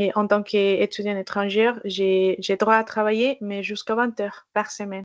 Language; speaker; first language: French; non-native, fluent; Spanish